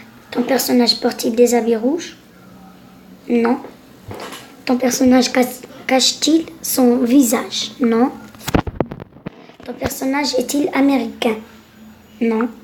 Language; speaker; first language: French; non-native, local second language; Arabic